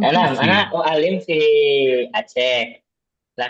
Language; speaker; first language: Arabic; non-native, learner; Indonesian